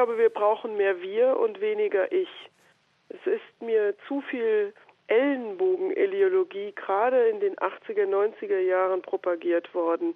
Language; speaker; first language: German; native; German